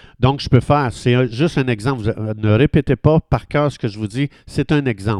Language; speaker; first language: French; native; French